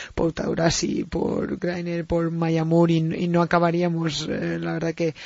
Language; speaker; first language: Spanish; native; Spanish